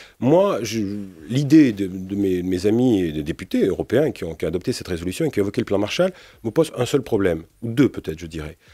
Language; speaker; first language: French; native; French